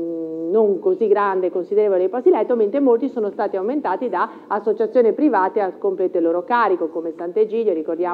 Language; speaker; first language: Italian; native; Italian